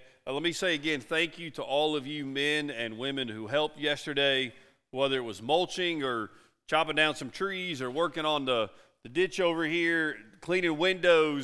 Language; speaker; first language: English; native; English